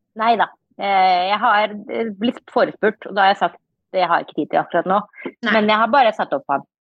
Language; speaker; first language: Norwegian; early bilingual, other home language; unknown